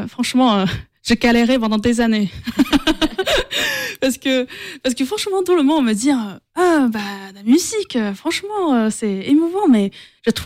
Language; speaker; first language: French; non-native, fluent; Chinese